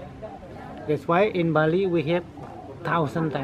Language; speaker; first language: English; non-native, learner; Indonesian